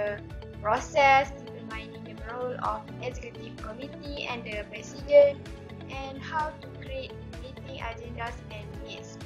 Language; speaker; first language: English; non-native, learner; Malay